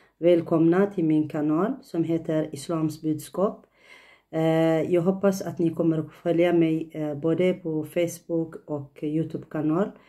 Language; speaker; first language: Swedish; non-native, fluent; Tigrinya